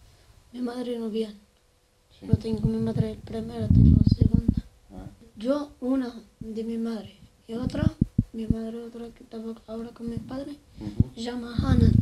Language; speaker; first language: Spanish; non-native, learner; Arabic